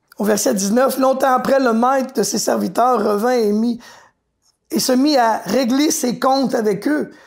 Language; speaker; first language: French; native; French